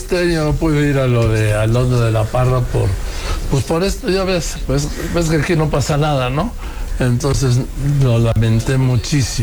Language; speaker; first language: Spanish; native; Spanish